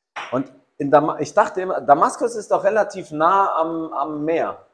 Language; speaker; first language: German; native; German